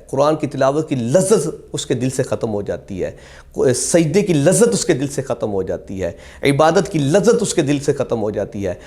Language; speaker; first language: Urdu; non-native, local second language; Punjabi